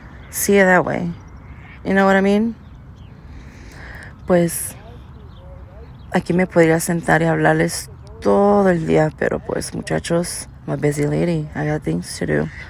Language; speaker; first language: Spanish; early bilingual, heritage; Spanish